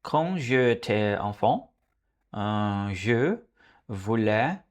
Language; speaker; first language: French; non-native, learner; Portuguese